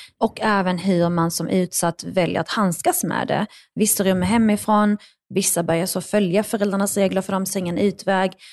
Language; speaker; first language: Swedish; early bilingual, other home language; Arabic